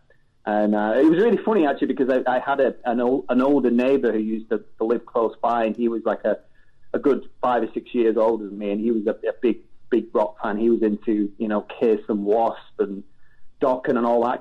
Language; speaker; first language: English; native; English